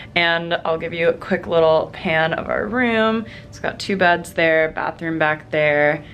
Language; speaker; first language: English; native; English